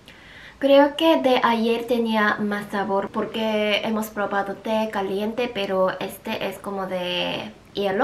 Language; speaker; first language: Spanish; non-native, fluent; Korean